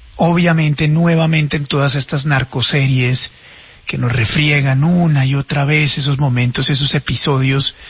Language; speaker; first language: Spanish; native; Spanish